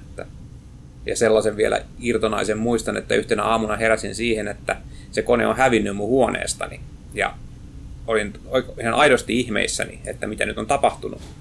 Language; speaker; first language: Finnish; native; Finnish